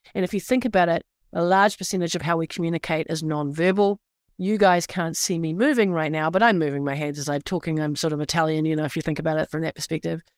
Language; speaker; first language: English; native; English